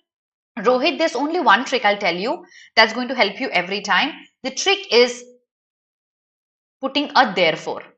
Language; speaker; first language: English; non-native, local second language; Hindi